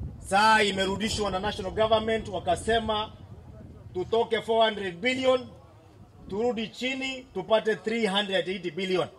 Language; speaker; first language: Swahili; non-native, local second language; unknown